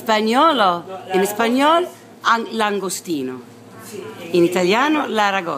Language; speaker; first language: Italian; non-native, learner; English